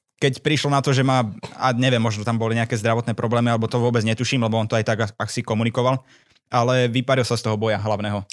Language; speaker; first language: Slovak; native; Slovak